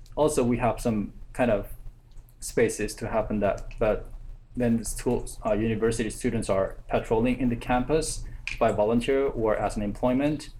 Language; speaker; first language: English; non-native, fluent; Korean